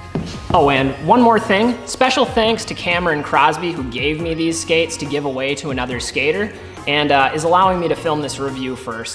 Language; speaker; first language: English; native; English